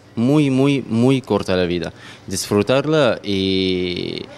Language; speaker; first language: Spanish; non-native, fluent; Arabic